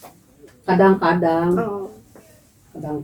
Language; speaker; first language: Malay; non-native, local second language; Sundanese